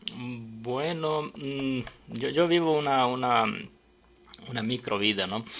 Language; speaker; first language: Spanish; non-native, fluent; Serbian